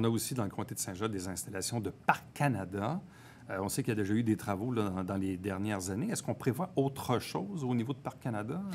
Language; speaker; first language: French; native; French